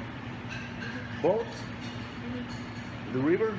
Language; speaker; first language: English; non-native, learner; Spanish